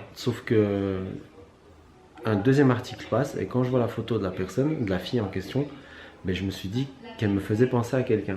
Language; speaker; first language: French; native; French